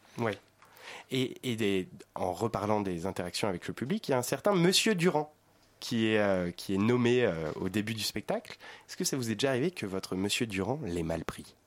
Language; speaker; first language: French; native; French